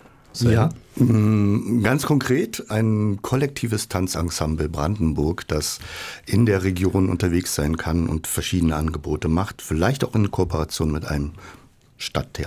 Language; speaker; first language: German; native; German